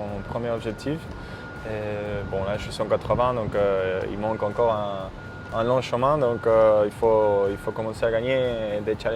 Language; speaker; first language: French; native; French